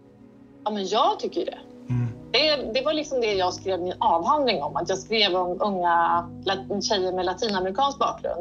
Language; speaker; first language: Swedish; native; Swedish